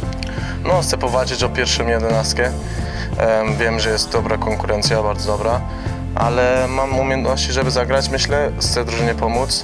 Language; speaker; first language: Polish; early bilingual, heritage; Polish